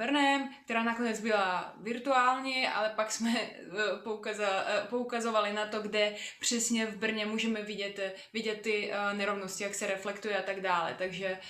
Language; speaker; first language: Czech; non-native, fluent; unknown